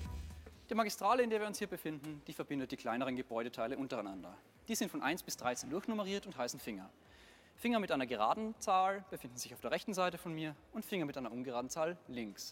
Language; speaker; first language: German; native; German